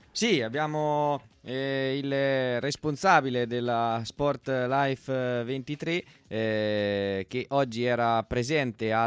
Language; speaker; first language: Italian; native; Italian